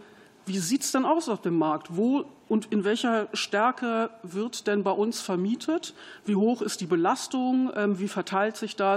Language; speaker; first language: German; native; German